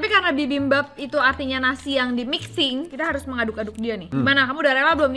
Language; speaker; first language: Indonesian; native; Indonesian